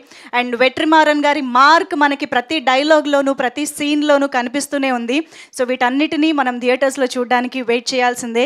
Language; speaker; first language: Telugu; native; Telugu